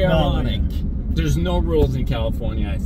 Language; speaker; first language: English; native; English